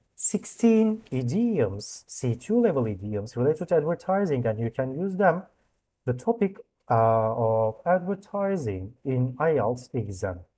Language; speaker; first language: English; non-native, fluent; Turkish